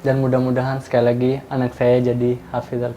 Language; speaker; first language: Indonesian; native; Indonesian